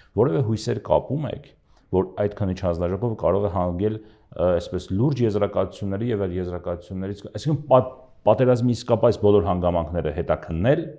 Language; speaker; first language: Armenian; native; Armenian